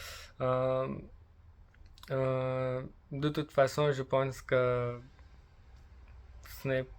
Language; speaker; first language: French; non-native, learner; English